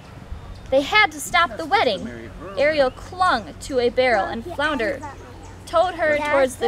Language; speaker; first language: English; native; English